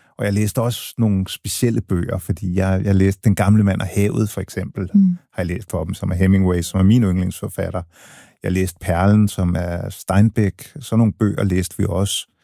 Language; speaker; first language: Danish; early bilingual, other home language; English